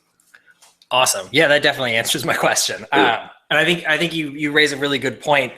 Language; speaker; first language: English; native; English